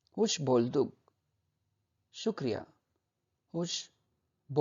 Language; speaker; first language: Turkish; non-native, fluent; Urdu